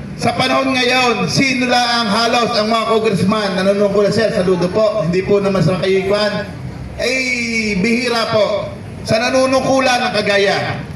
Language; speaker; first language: Filipino; native; Filipino